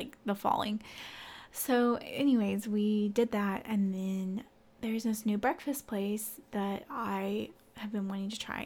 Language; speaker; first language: English; native; English